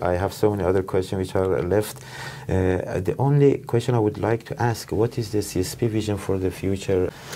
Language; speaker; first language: English; non-native, fluent; Persian